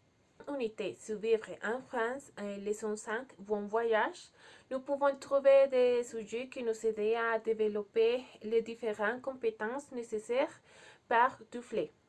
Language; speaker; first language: French; non-native, learner; Spanish